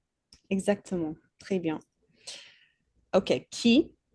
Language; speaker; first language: French; non-native, fluent; English